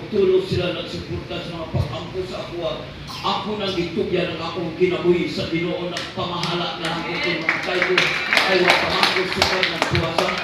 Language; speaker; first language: Cebuano; non-native, local second language; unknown